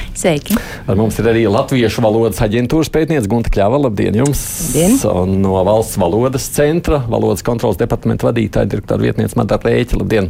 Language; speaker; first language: Latvian; native; Latvian